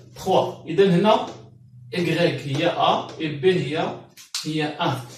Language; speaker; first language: French; non-native, local second language; Arabic